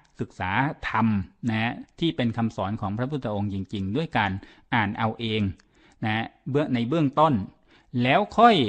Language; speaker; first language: Thai; native; Thai